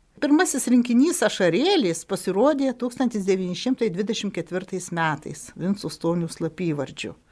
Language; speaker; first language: Lithuanian; native; Lithuanian